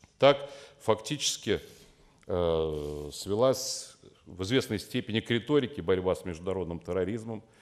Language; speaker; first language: Russian; native; Russian